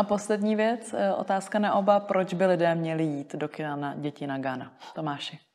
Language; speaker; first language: Czech; native; Czech